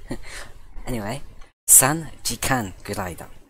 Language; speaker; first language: Japanese; non-native, learner; English